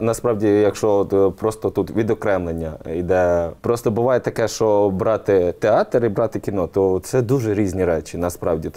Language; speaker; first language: Ukrainian; native; Ukrainian